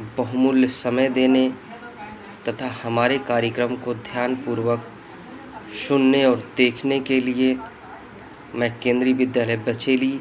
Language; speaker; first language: Hindi; native; Hindi